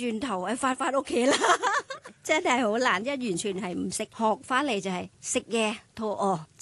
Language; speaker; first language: Cantonese; non-native, learner; Thai